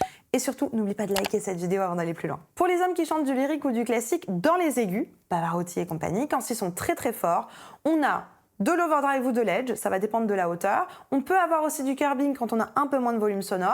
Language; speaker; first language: French; native; French